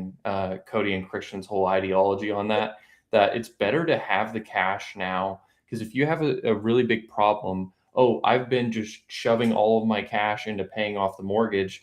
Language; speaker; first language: English; native; English